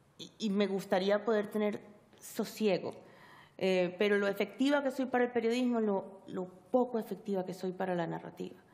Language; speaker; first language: Spanish; native; Spanish